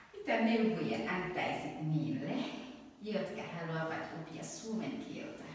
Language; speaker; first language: Finnish; non-native, learner; Akan